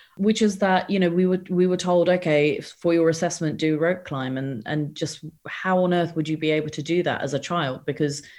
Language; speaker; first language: English; native; English